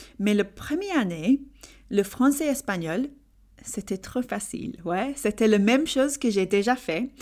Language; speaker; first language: French; non-native, learner; English